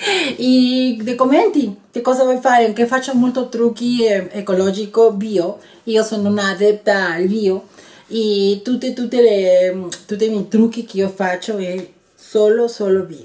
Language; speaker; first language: Italian; non-native, learner; Spanish